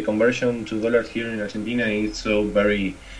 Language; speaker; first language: English; non-native, learner; Spanish